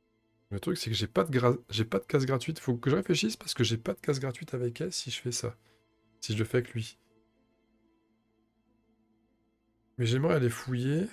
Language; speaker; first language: French; native; French